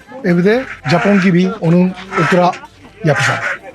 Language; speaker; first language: Turkish; non-native, learner; Japanese